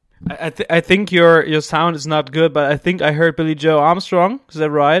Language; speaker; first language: English; non-native, fluent; German